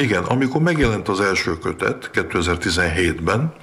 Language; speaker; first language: Hungarian; early bilingual, heritage; Hungarian